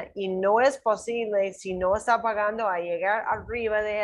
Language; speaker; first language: Spanish; non-native, learner; English